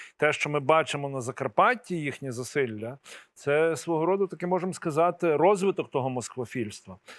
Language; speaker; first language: Ukrainian; native; Ukrainian